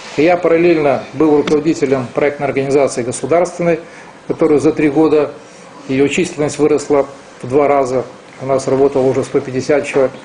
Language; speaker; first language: Russian; non-native, local second language; Romanian